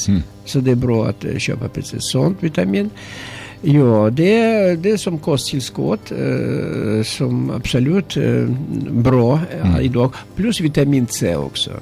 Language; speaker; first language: Swedish; non-native, learner; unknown